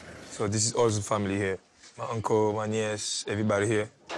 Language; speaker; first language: English; non-native, fluent; Lingala